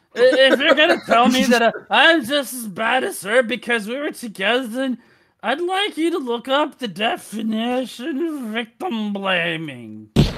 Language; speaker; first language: English; native; English